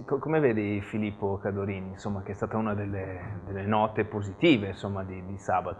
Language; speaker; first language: Italian; native; Italian